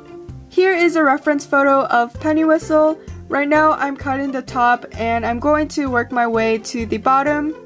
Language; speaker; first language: English; native; English